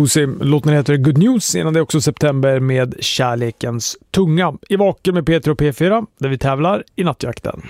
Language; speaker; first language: Swedish; native; Swedish